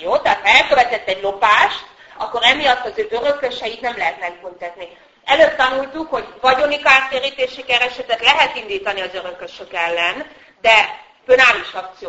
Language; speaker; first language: Hungarian; native; Hungarian